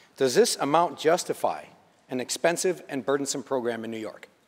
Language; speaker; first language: English; native; English